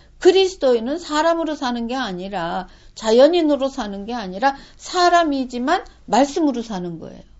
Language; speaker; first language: Korean; native; Korean